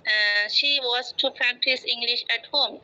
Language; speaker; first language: English; non-native, learner; Bangla